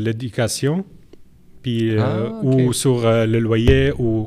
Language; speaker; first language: French; non-native, learner; Arabic